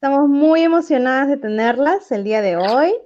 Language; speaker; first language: Spanish; native; Spanish